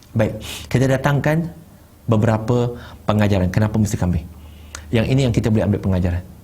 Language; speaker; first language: Malay; non-native, local second language; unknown